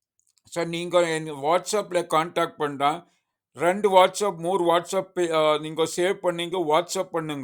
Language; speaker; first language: Tamil; non-native, learner; Kannada